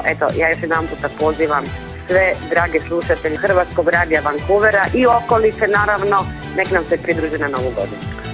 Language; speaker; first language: Croatian; native; Croatian